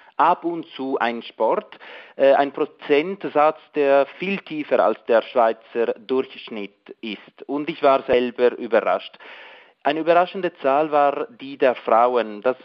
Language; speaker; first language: German; non-native, local second language; Italian